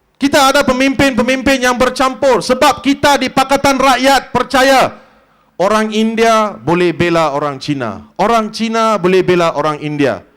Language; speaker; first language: Malay; non-native, local second language; Tamil